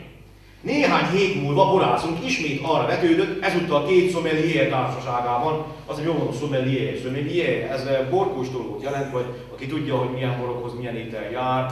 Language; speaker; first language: Hungarian; native; Hungarian